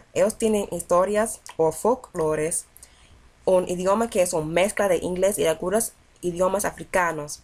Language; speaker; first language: Spanish; non-native, learner; English